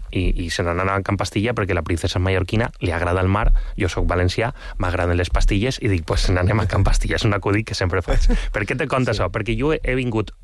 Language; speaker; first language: Catalan; non-native, local second language; Spanish